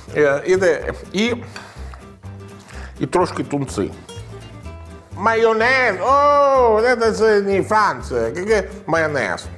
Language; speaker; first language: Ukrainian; non-native, learner; Italian